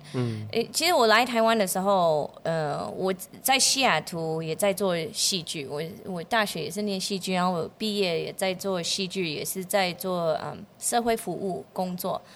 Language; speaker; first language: Chinese; non-native, fluent; English